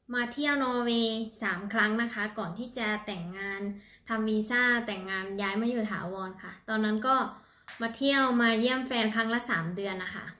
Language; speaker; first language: Thai; non-native, local second language; Northeastern Thai